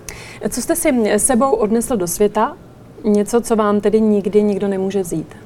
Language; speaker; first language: Czech; native; Czech